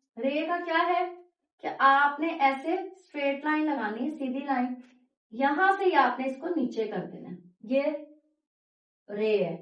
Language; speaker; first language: Urdu; native; Urdu